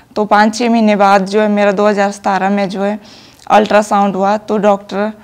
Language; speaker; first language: Hindi; native; Hindi